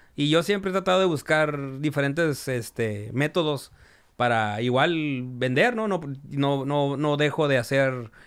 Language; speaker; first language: Spanish; early bilingual, heritage; Spanish